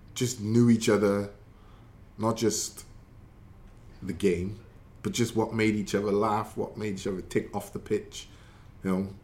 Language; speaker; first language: English; native; English